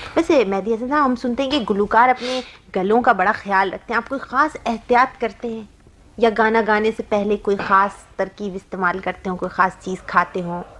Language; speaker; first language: Urdu; native; Urdu